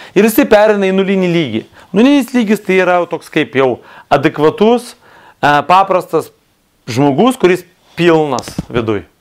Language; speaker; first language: Lithuanian; non-native, local second language; Russian